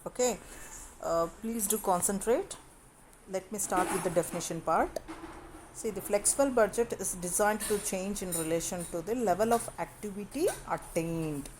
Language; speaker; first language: English; non-native, local second language; Kannada